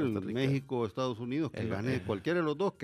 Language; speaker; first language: Spanish; native; Spanish